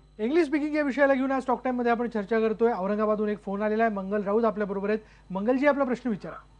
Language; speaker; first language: Marathi; native; Marathi